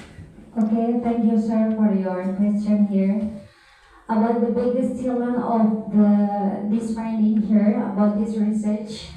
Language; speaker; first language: English; non-native, learner; Indonesian